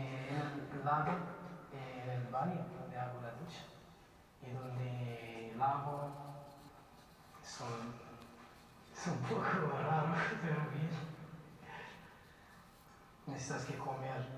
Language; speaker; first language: Spanish; non-native, learner; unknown